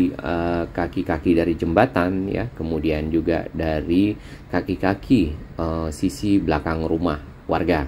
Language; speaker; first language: Indonesian; native; Indonesian